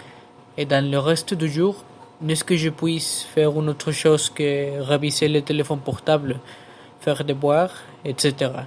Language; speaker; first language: French; non-native, learner; Spanish